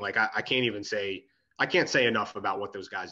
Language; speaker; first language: English; native; English